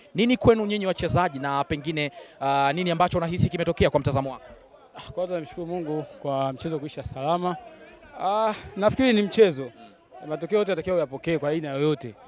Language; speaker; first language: Swahili; native; Swahili